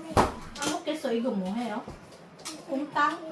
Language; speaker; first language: Korean; non-native, local second language; Filipino